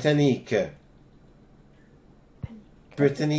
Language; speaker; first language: French; non-native, learner; English